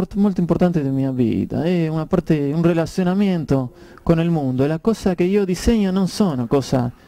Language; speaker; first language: Italian; non-native, learner; Spanish